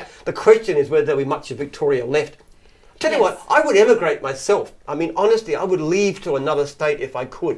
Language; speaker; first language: English; native; English